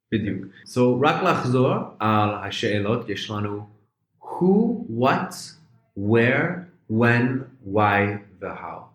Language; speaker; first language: Hebrew; non-native, fluent; English